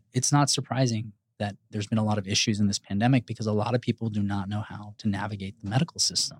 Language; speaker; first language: English; early bilingual, other home language; Spanish